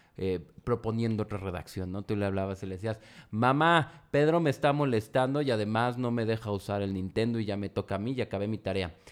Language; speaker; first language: Spanish; native; Spanish